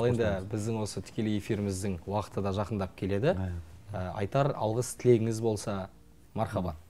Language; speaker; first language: Kazakh; native; Kazakh